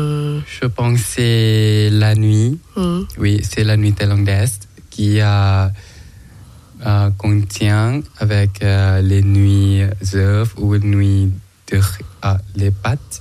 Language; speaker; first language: French; non-native, learner; Thai